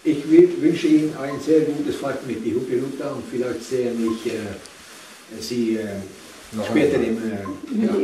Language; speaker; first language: German; non-native, learner; Northern Sami